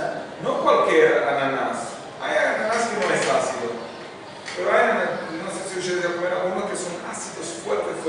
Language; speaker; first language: Spanish; non-native, fluent; Portuguese